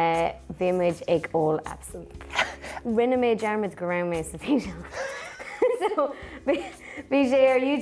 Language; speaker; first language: Irish; non-native, local second language; English